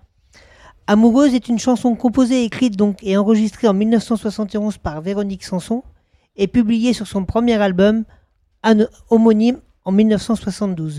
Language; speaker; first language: French; native; French